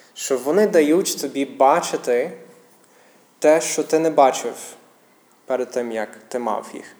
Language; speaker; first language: Ukrainian; non-native, fluent; English